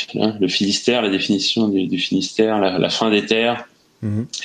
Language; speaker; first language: French; native; French